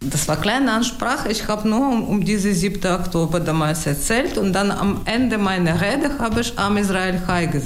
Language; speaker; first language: German; non-native, learner; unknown